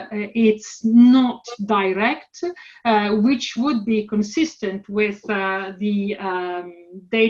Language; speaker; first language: English; non-native, fluent; Italian